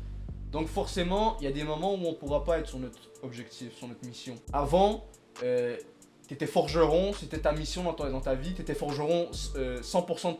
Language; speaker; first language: French; native; French